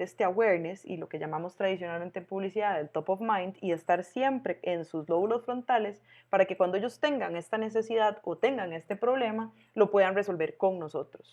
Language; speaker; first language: Spanish; native; Spanish